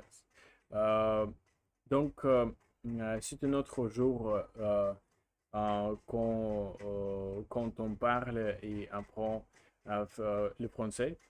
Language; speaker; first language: French; non-native, learner; Russian